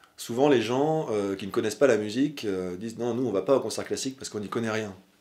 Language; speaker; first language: French; native; French